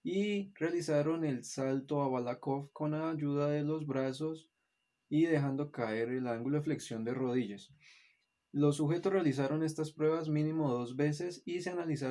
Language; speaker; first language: Spanish; native; Spanish